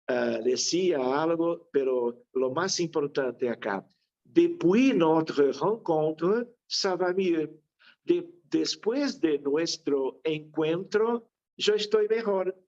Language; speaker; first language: Spanish; non-native, fluent; Portuguese